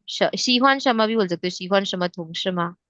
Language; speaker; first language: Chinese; non-native, fluent; Hindi